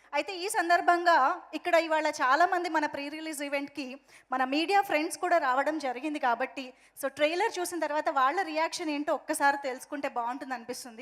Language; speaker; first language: Telugu; native; Telugu